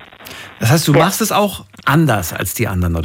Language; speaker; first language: German; native; German